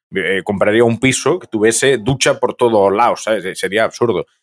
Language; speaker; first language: Spanish; non-native, local second language; Galician